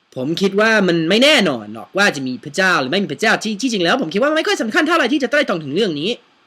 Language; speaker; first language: Thai; non-native, fluent; English